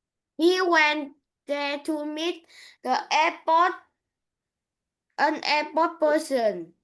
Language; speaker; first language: English; non-native, learner; Vietnamese